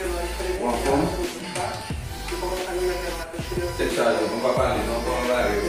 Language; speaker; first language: Portuguese; non-native, learner; Haitian Creole